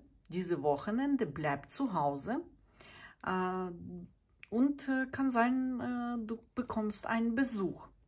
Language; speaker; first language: German; non-native, fluent; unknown